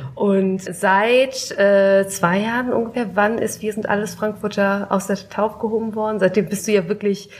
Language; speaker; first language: German; native; German